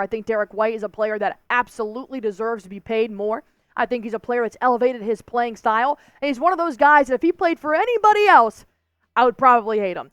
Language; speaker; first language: English; native; English